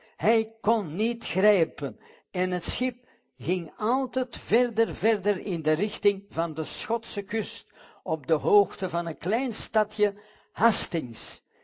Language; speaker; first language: Dutch; non-native, fluent; English